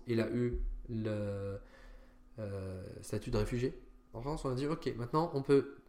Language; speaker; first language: French; non-native, fluent; Arabic